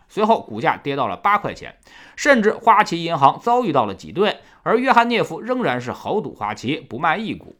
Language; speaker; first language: Chinese; native; Chinese